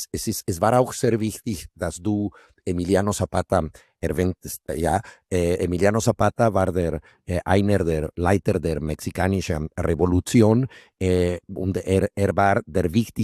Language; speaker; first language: German; non-native, fluent; Spanish